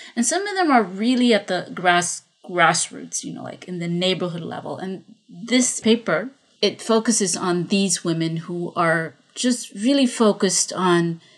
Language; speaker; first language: English; non-native, fluent; Spanish